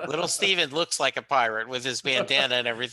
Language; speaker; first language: English; native; English